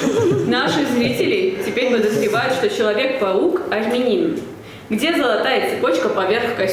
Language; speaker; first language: Russian; non-native, fluent; Armenian